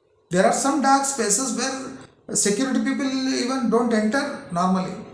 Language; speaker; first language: English; non-native, local second language; Telugu